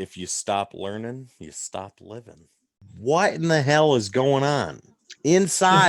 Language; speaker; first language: English; native; English